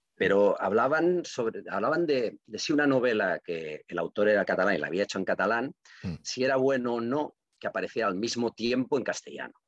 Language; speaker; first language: Spanish; non-native, local second language; Catalan